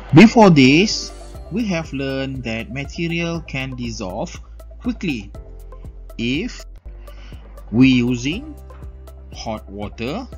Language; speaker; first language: English; non-native, local second language; Malay